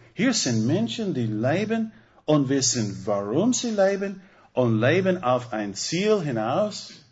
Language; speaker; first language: German; non-native, fluent; English